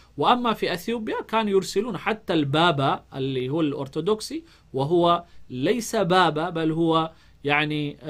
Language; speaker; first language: Arabic; non-native, fluent; Amharic